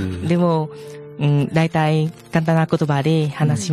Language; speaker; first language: Japanese; non-native, learner; Vietnamese